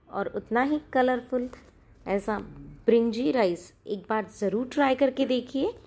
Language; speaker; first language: Hindi; non-native, local second language; Marathi